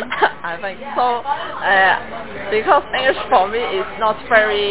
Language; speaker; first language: English; non-native, learner; Cantonese